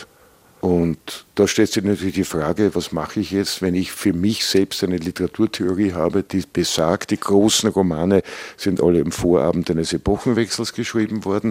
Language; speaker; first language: German; native; German